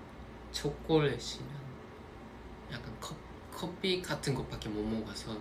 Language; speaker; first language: Korean; non-native, fluent; Japanese